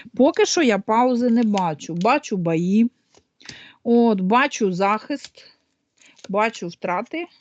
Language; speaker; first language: Ukrainian; non-native, local second language; Russian